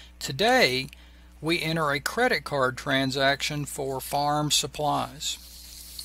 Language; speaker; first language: English; native; English